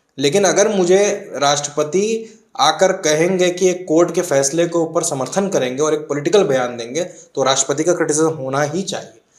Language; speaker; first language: Hindi; non-native, local second language; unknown